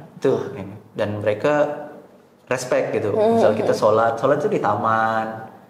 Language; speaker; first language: Indonesian; native; Indonesian